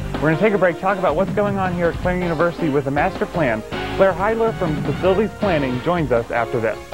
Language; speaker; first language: English; native; English